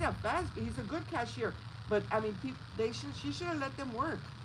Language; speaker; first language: English; early bilingual, other home language; Spanish